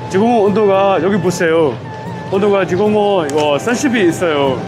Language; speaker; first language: Korean; non-native, learner; Burmese